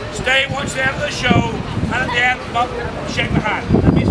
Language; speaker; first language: English; native; English